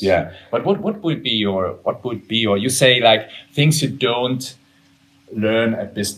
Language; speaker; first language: English; non-native, fluent; German